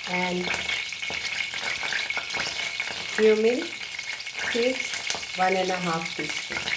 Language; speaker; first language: English; non-native, local second language; Konkani